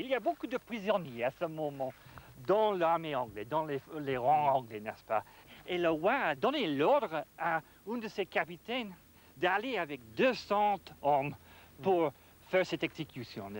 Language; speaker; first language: French; non-native, fluent; English